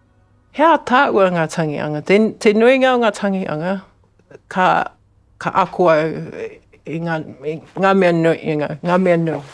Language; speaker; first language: Māori; non-native, local second language; English